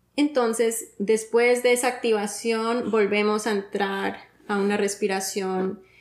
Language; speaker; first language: Spanish; early bilingual, heritage; Spanish